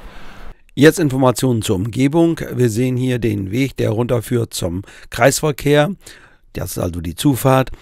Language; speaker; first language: German; native; German